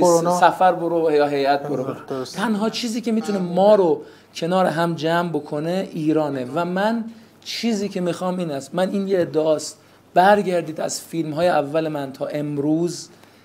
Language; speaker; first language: Persian; native; Persian